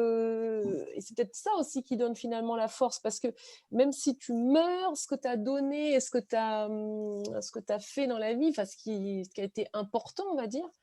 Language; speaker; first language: French; native; French